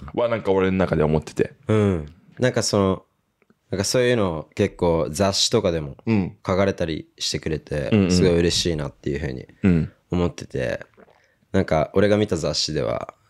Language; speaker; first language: Japanese; native; Japanese